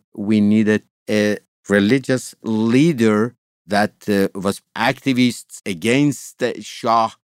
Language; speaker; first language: English; non-native, fluent; Persian